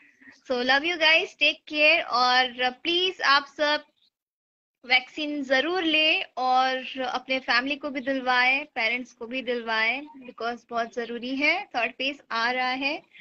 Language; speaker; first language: Hindi; native; Hindi